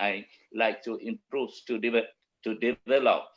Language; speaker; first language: English; non-native, learner; Malay